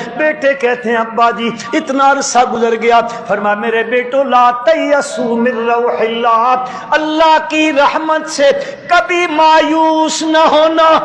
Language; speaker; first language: Urdu; non-native, local second language; Punjabi